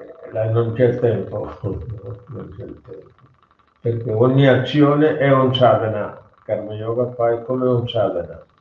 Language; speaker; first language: Italian; non-native, learner; Hindi